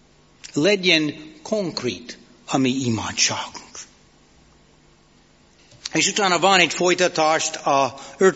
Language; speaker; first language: Hungarian; non-native, fluent; English